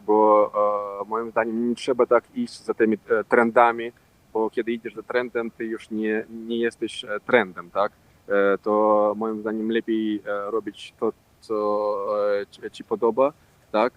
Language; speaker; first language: Polish; non-native, local second language; Russian